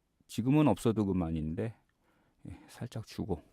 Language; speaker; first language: Korean; native; Korean